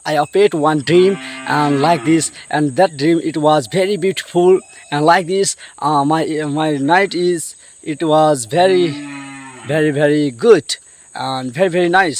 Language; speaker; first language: English; non-native, learner; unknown